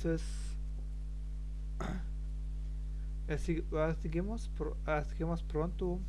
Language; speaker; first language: Spanish; non-native, learner; German